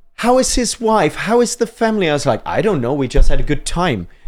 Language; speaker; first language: English; non-native, fluent; German